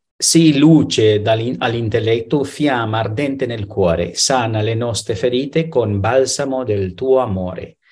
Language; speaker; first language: Italian; non-native, fluent; Spanish